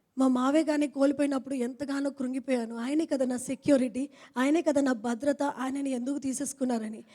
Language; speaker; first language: Telugu; non-native, fluent; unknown